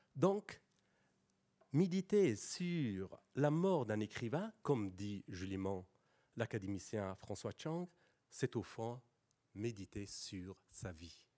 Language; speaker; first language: French; non-native, fluent; Persian